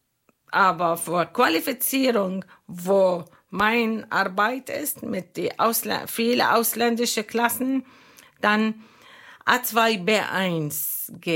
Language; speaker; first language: German; non-native, fluent; Arabic